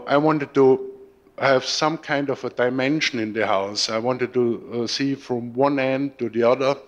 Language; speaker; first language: English; non-native, fluent; German